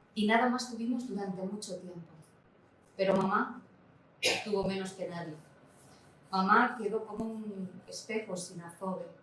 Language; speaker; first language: Spanish; non-native, local second language; Catalan